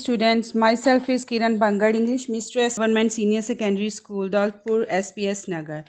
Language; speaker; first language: English; non-native, local second language; Punjabi